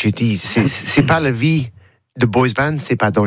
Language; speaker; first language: French; non-native, learner; English